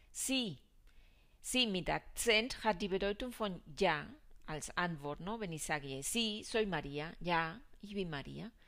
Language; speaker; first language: German; non-native, fluent; Spanish